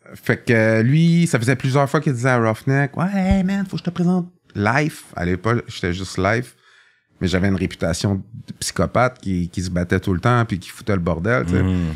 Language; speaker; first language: French; native; French